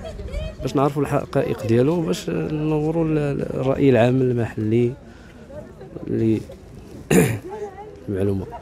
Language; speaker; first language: Arabic; native; Arabic